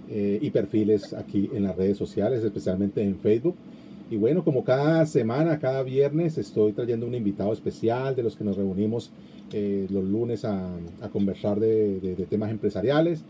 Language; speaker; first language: Spanish; native; Spanish